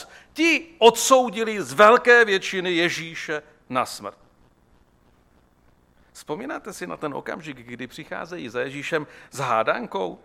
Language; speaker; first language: Czech; native; Czech